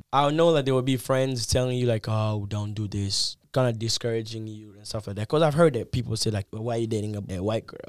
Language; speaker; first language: English; non-native, fluent; Lingala